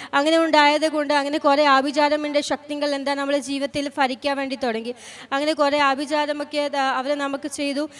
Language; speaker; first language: Malayalam; non-native, fluent; Punjabi